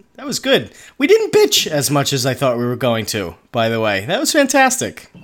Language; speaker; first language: English; native; English